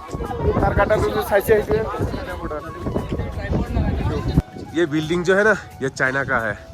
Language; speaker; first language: Hindi; non-native, local second language; Assamese